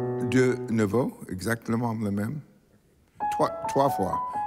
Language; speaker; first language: French; non-native, learner; English